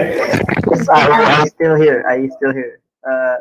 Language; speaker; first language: English; non-native, learner; Indonesian